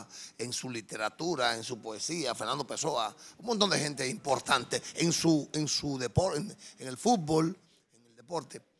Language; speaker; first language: Portuguese; non-native, learner; Spanish